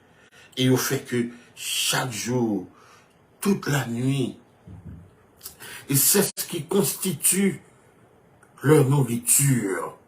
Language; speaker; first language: French; non-native, local second language; Haitian Creole